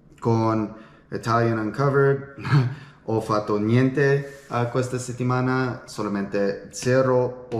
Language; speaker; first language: Italian; non-native, learner; English